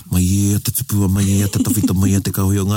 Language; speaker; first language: Māori; non-native, local second language; English